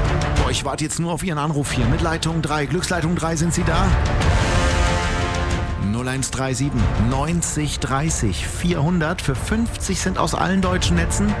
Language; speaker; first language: German; native; German